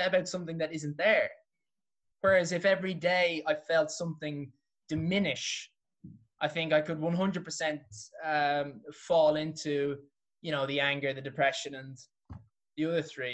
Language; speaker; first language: English; native; English